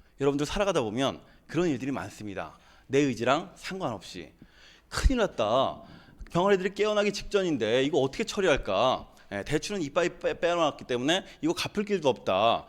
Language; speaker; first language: Korean; native; Korean